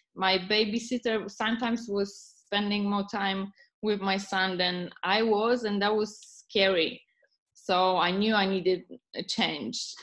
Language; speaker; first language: English; non-native, fluent; Polish